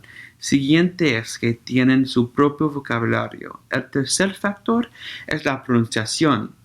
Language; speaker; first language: Spanish; non-native, learner; English